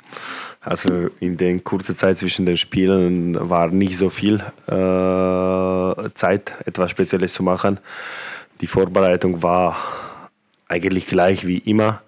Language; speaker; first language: German; non-native, fluent; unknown